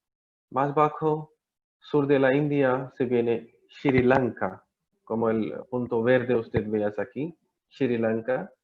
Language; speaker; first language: Spanish; non-native, learner; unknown